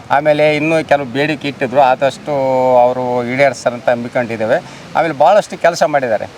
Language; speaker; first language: Kannada; native; Kannada